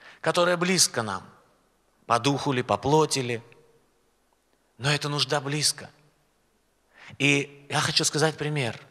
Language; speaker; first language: Russian; native; Russian